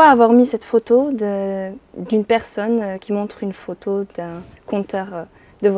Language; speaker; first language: French; native; French